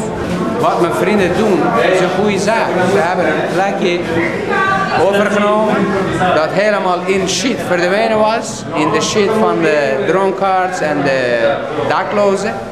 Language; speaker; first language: Dutch; non-native, fluent; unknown